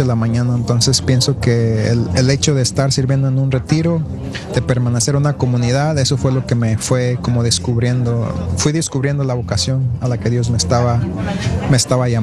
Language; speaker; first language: Spanish; early bilingual, heritage; Spanish